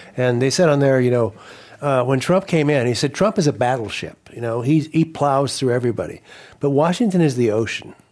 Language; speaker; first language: English; native; English